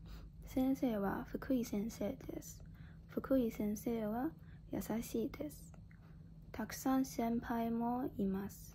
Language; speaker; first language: Japanese; non-native, learner; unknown